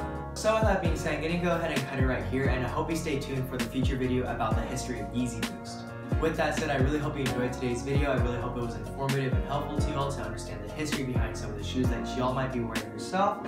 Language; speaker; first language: English; native; English